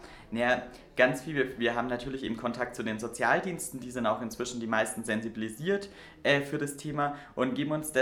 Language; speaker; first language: German; native; German